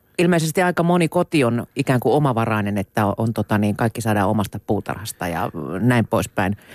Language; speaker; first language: Finnish; native; Finnish